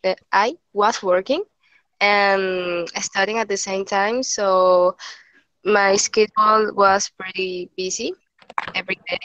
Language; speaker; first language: English; non-native, learner; Spanish